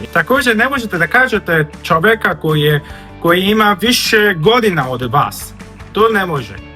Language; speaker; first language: Bosnian; non-native, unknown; Korean